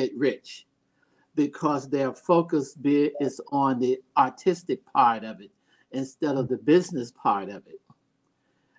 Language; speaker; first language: English; native; English